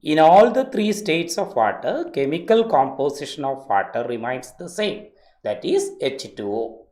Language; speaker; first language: English; non-native, local second language; Malayalam